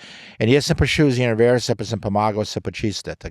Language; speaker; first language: Slovenian; early bilingual, heritage; Slovenian